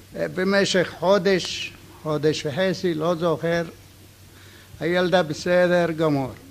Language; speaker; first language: Hebrew; non-native, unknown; Arabic